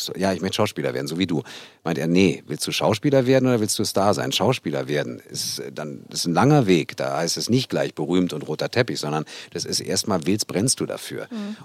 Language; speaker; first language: German; native; German